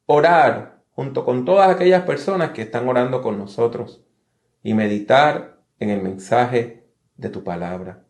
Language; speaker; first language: Spanish; native; Spanish